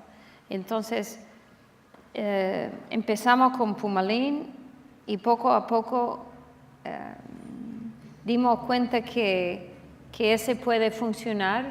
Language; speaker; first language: Spanish; non-native, fluent; English